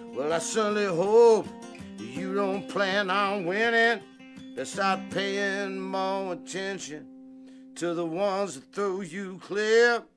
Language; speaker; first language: English; native; English